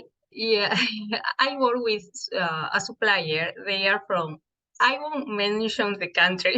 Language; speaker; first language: English; non-native, fluent; Spanish